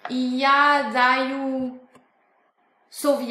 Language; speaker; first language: Russian; non-native, learner; French